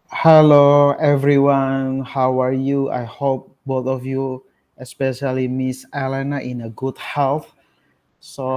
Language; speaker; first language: English; non-native, learner; Indonesian